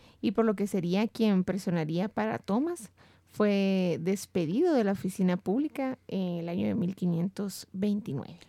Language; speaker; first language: Spanish; native; Spanish